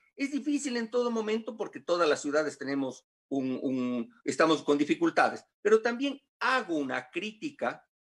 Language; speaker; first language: Spanish; native; Spanish